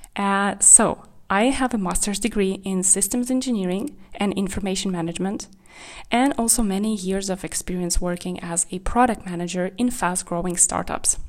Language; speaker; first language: English; non-native, fluent; Kazakh